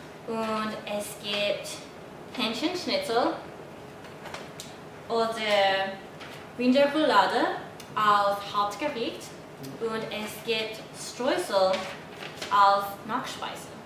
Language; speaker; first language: German; non-native, learner; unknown